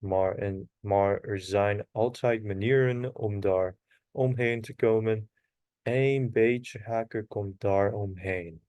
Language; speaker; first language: Dutch; non-native, learner; Korean